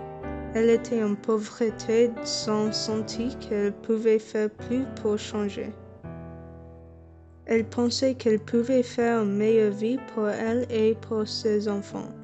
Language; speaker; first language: French; non-native, learner; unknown